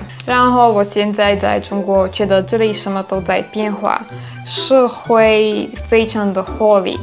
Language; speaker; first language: Chinese; non-native, fluent; Slovak